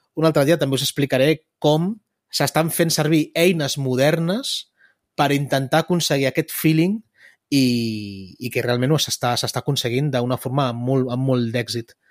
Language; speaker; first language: Catalan; early bilingual, other home language; Spanish